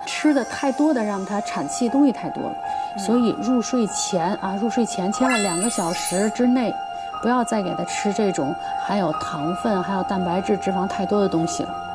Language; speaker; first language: Chinese; native; Chinese